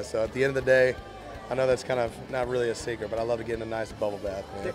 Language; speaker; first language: English; native; English